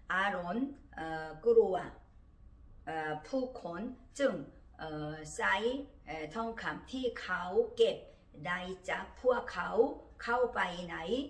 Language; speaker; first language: Thai; non-native, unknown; Korean